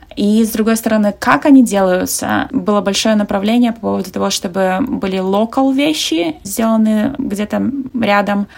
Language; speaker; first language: Russian; native; Russian